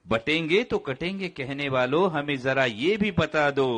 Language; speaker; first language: Hindi; non-native, local second language; Marathi